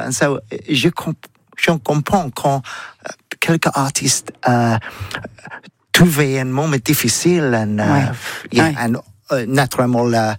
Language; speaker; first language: French; non-native, learner; English